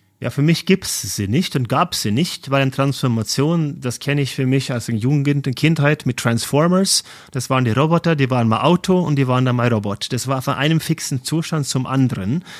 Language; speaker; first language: German; non-native, fluent; Norwegian